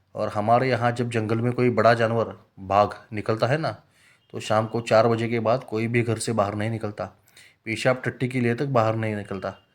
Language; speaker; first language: Hindi; non-native, local second language; Marathi